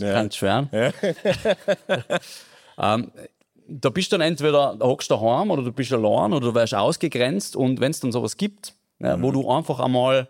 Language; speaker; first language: German; native; German